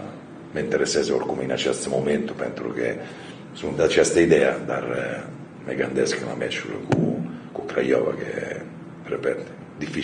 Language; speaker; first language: Romanian; non-native, fluent; Italian